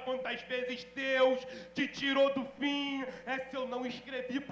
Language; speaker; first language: Portuguese; native; Portuguese